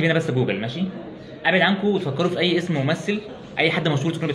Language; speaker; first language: Arabic; native; Arabic